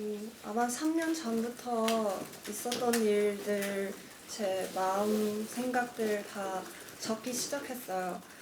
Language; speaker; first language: Korean; non-native, fluent; Cantonese